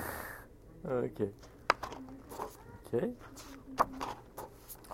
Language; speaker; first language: English; non-native, fluent; French